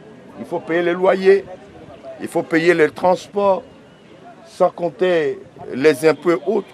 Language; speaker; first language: French; non-native, local second language; Lingala